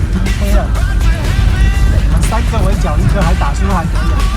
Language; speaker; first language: Chinese; native; Chinese